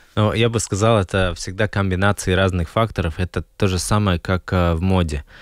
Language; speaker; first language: Russian; non-native, local second language; Latvian